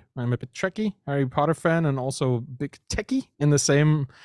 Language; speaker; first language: English; non-native, fluent; German